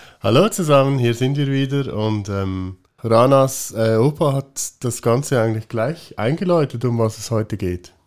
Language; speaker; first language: German; native; German